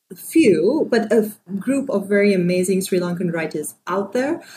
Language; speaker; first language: English; non-native, local second language; Sinhala